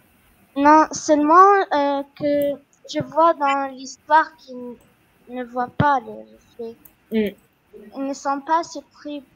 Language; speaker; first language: French; non-native, learner; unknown